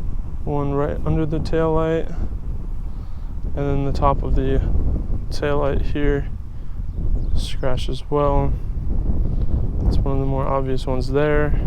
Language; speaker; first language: English; native; English